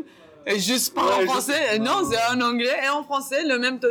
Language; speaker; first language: French; non-native, learner; Hebrew